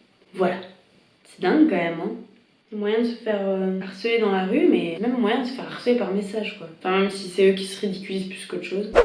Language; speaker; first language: French; native; French